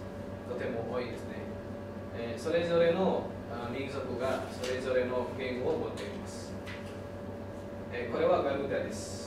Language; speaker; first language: Japanese; non-native, learner; Indonesian